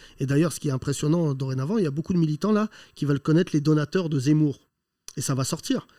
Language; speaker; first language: French; native; French